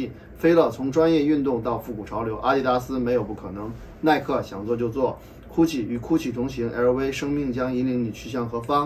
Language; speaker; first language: Chinese; native; Chinese